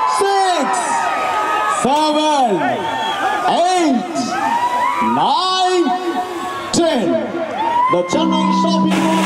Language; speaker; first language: Telugu; native; Telugu